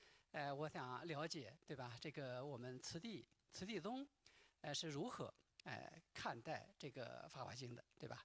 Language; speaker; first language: Chinese; native; Chinese